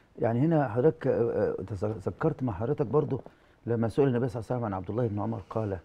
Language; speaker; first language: Arabic; native; Arabic